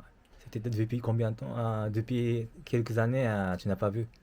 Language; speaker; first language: French; non-native, learner; Japanese